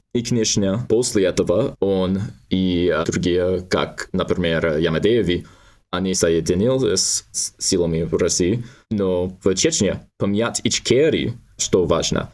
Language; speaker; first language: Russian; non-native, learner; English